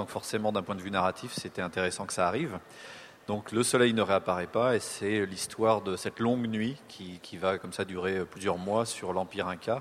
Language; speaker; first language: French; native; French